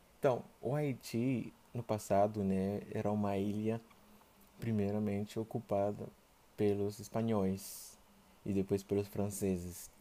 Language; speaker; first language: Portuguese; non-native, fluent; Haitian Creole